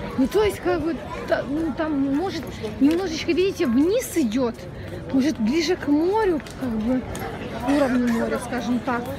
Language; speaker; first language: Russian; non-native, local second language; Ukrainian